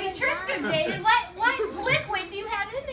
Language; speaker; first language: English; native; English